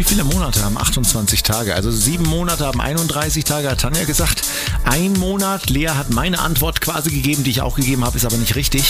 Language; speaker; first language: German; native; German